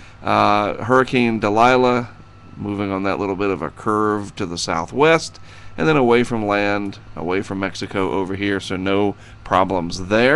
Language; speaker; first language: English; native; English